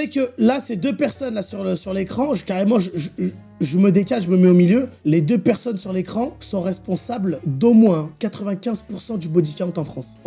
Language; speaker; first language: French; native; French